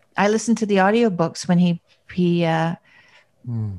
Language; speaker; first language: English; native; English